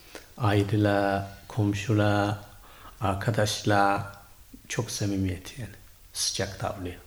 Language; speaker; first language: Turkish; non-native, learner; Chinese